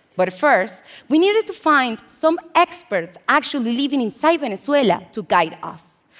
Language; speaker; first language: English; non-native, fluent; Spanish